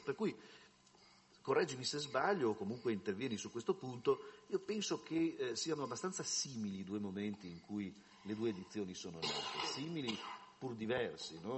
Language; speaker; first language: Italian; native; Italian